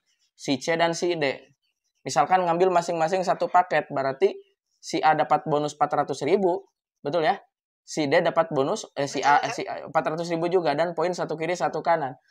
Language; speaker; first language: Indonesian; native; Indonesian